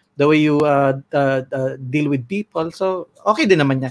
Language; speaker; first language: English; non-native, local second language; Filipino